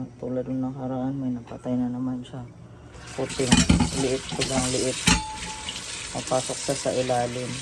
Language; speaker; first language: Filipino; non-native, local second language; Cebuano